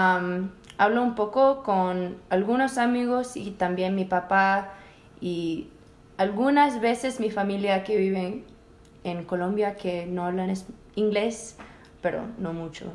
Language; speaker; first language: Spanish; early bilingual, heritage; Spanish